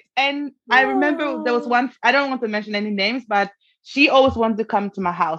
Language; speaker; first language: English; non-native, fluent; Norwegian